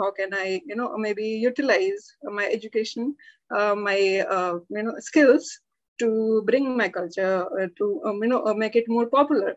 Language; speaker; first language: English; early bilingual, other home language; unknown